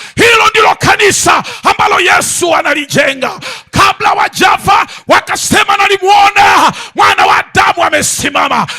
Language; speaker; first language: Swahili; native; Swahili